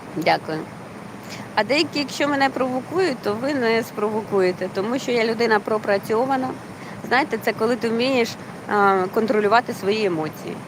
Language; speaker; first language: Ukrainian; native; Ukrainian